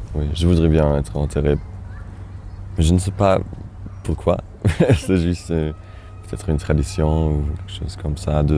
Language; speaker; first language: French; non-native, fluent; German